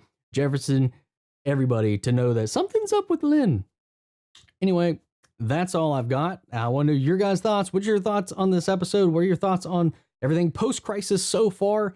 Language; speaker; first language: English; native; English